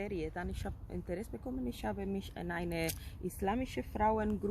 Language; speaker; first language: German; non-native, fluent; Spanish